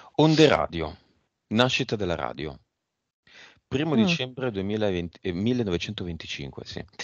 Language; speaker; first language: Italian; native; Italian